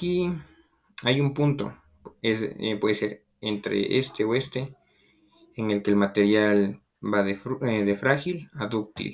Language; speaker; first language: Spanish; native; Spanish